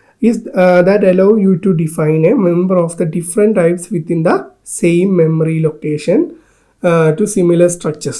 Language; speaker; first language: English; non-native, local second language; Malayalam